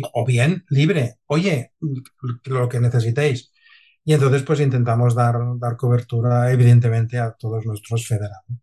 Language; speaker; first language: Spanish; non-native, local second language; Catalan